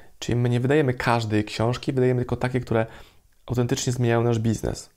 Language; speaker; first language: Polish; native; Polish